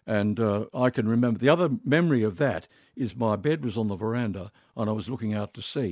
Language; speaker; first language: English; native; English